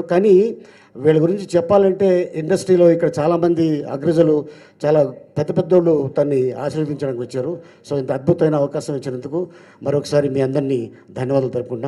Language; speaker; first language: Telugu; native; Telugu